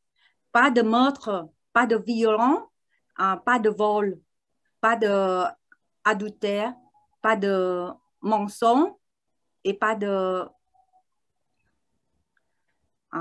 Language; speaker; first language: French; non-native, learner; Vietnamese